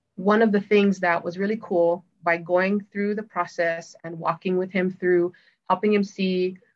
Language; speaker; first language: English; native; English